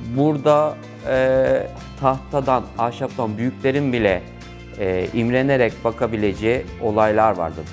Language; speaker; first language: Turkish; native; Turkish